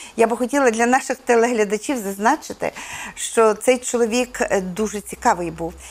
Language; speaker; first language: Ukrainian; native; Ukrainian